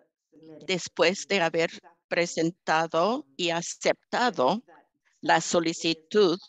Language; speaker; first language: Spanish; early bilingual, heritage; English